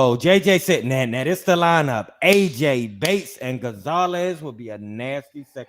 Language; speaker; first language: English; native; English